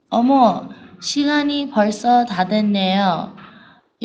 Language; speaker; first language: Korean; non-native, learner; English